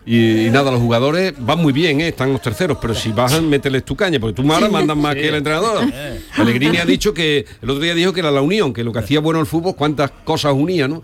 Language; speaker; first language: Spanish; native; Spanish